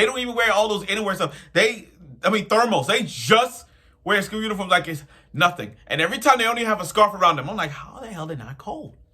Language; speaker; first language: English; native; English